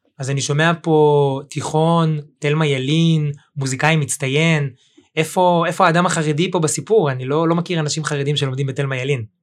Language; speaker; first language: Hebrew; native; Hebrew